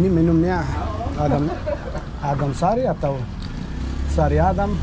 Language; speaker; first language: Indonesian; non-native, learner; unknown